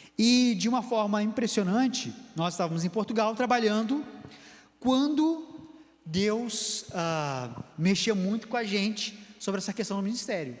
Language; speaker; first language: Portuguese; native; Portuguese